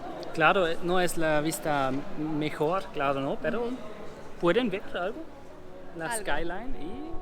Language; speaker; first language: Spanish; non-native, learner; German